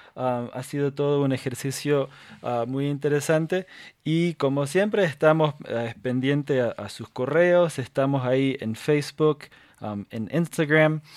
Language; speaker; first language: Spanish; non-native, fluent; English